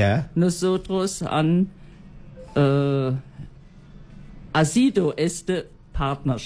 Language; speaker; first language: Spanish; non-native, learner; German